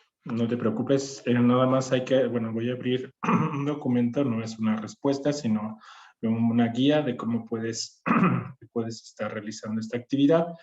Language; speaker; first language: Spanish; native; Spanish